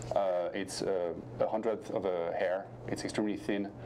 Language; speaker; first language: English; non-native, fluent; French